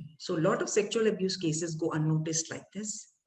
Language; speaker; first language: English; non-native, local second language; Malayalam